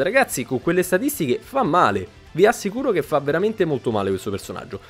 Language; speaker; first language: Italian; native; Italian